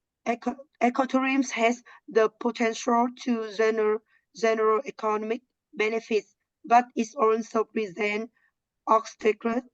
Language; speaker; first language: English; non-native, learner; Vietnamese